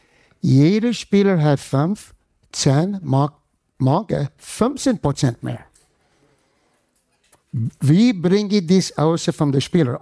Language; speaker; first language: German; non-native, fluent; English